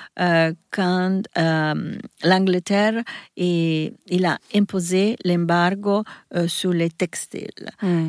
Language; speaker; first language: French; non-native, learner; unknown